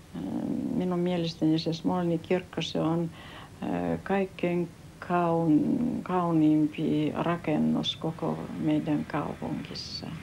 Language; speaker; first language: Finnish; early bilingual, heritage; Finnish